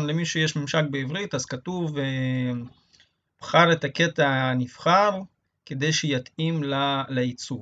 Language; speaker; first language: Hebrew; native; Hebrew